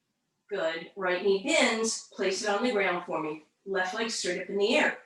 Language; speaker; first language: English; native; English